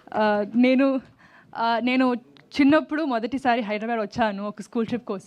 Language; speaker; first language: Telugu; non-native, learner; Tamil